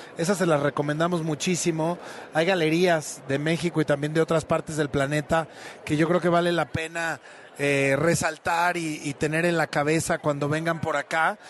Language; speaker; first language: Spanish; native; Spanish